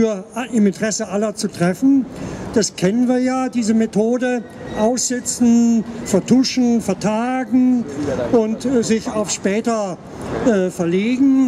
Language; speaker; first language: German; native; German